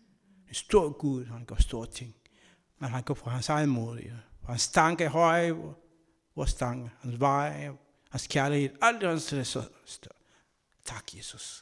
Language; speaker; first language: Danish; non-native, learner; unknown